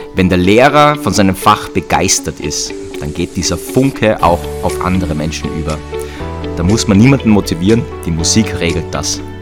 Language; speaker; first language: German; native; German